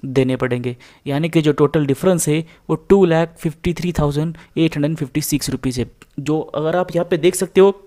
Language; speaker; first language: Hindi; non-native, local second language; Marathi